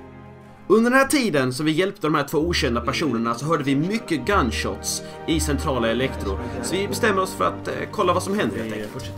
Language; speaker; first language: Swedish; native; Swedish